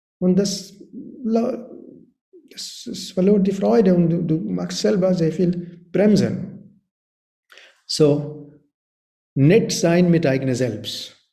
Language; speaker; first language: German; non-native, learner; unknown